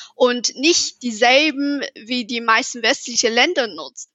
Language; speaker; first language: German; non-native, fluent; Chinese